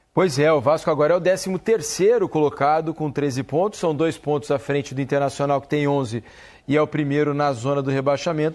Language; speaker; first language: Portuguese; native; Portuguese